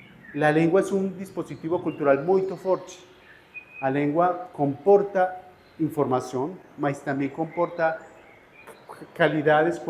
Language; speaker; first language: Portuguese; non-native, fluent; Spanish